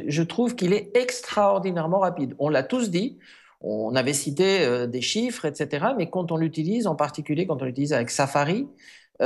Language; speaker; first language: French; non-native, fluent; Spanish